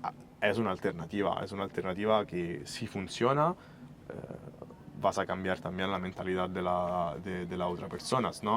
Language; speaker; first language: Spanish; non-native, fluent; Italian